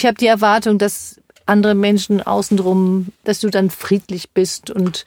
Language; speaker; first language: German; native; German